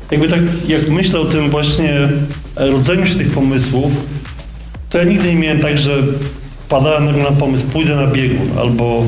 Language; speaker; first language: Polish; native; Polish